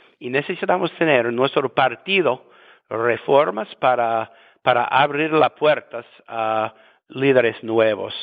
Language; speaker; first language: Spanish; non-native, fluent; English